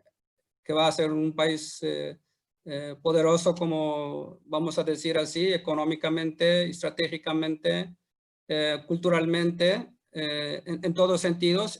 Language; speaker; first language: Spanish; non-native, fluent; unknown